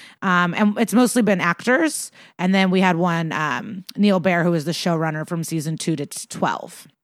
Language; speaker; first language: English; early bilingual, other home language; Russian